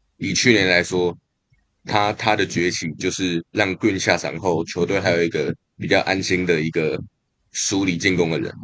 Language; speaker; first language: Chinese; native; Chinese